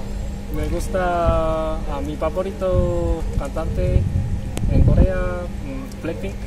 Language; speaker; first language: Spanish; non-native, learner; Korean